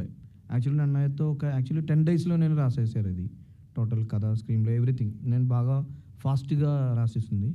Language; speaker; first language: Telugu; non-native, local second language; Malayalam